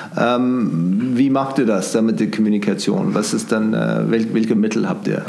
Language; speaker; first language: German; non-native, fluent; English